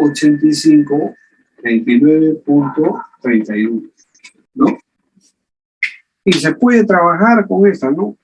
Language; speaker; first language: Spanish; native; Spanish